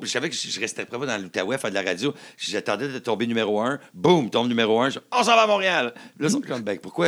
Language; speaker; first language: French; native; French